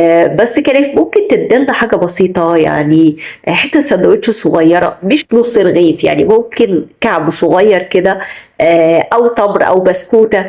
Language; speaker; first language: Arabic; native; Arabic